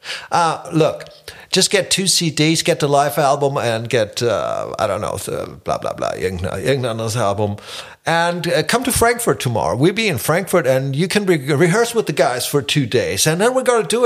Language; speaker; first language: English; non-native, fluent; Czech